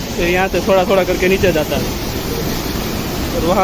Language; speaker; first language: Hindi; non-native, local second language; Gujarati